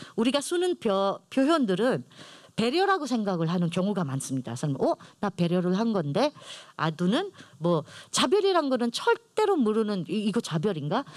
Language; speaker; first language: Korean; non-native, fluent; Filipino